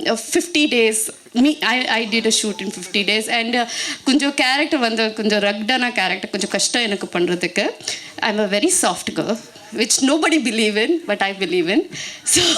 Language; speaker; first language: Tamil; non-native, learner; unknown